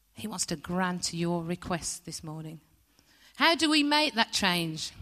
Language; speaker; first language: English; native; English